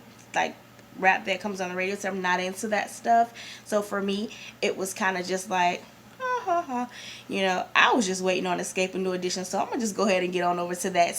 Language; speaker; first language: English; native; English